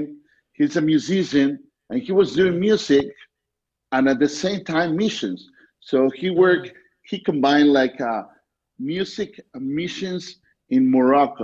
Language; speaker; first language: English; non-native, fluent; Spanish